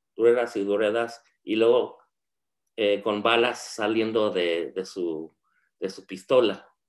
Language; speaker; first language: Spanish; early bilingual, heritage; Spanish